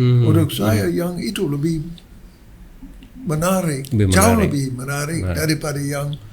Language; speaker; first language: Indonesian; non-native, learner; English